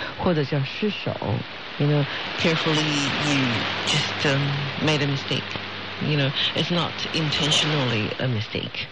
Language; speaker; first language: English; non-native, fluent; Chinese